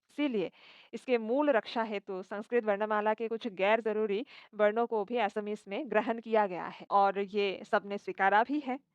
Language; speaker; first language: Hindi; non-native, local second language; Assamese